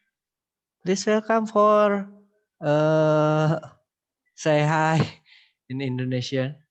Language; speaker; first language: English; non-native, learner; Indonesian